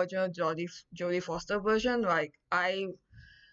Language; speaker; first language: English; non-native, local second language; Chinese